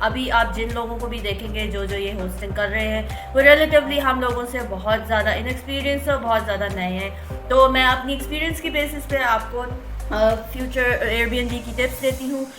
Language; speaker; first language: Urdu; native; Urdu